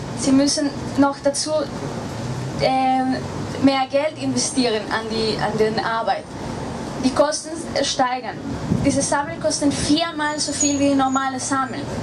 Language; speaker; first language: German; non-native, fluent; Spanish